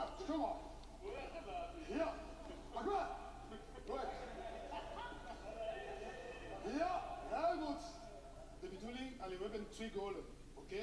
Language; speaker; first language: Dutch; non-native, learner; Lingala